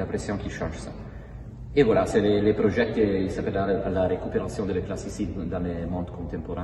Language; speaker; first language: French; non-native, fluent; Italian